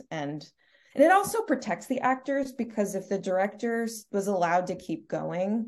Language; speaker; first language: English; native; English